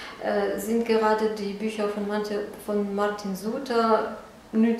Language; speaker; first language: German; non-native, fluent; Russian